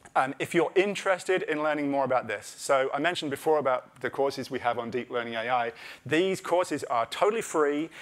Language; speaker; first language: English; native; English